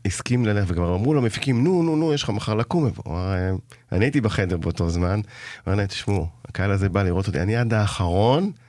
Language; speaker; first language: Hebrew; native; Hebrew